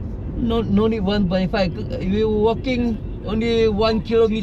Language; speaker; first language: English; non-native, local second language; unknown